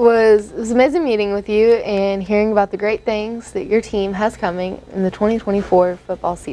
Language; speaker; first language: English; native; English